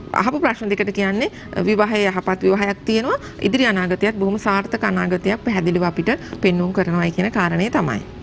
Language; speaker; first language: Sinhala; native; Sinhala